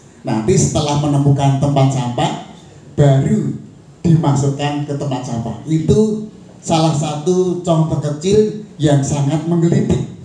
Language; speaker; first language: Indonesian; native; Indonesian